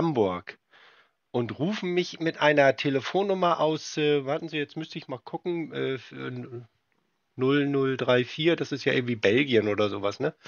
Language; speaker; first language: German; native; German